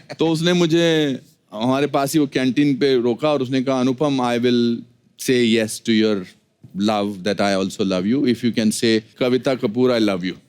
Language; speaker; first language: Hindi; native; Hindi